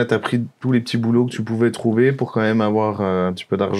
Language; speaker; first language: French; native; French